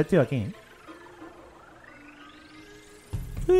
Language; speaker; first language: Spanish; native; Spanish